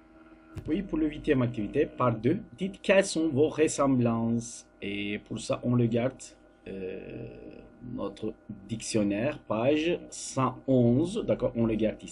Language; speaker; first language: French; non-native, fluent; Turkish